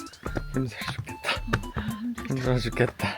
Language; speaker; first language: Korean; native; Korean